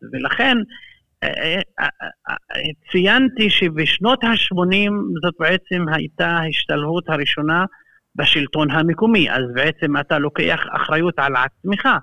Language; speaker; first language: Hebrew; non-native, local second language; Arabic